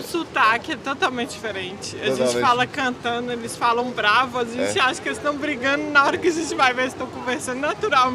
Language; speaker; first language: Portuguese; native; Portuguese